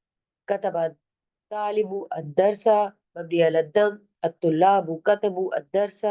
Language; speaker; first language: Arabic; non-native, fluent; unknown